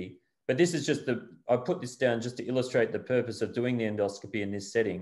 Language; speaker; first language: English; native; English